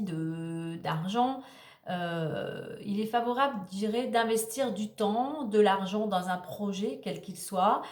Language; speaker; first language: French; native; French